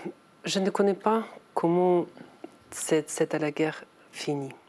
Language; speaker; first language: French; non-native, learner; Ukrainian